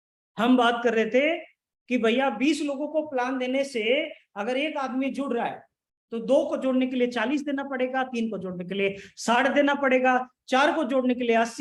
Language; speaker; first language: Hindi; native; Hindi